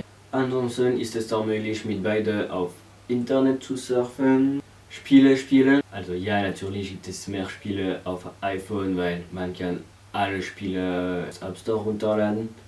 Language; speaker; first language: German; non-native, learner; French